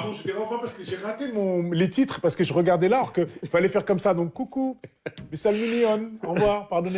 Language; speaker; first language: French; native; French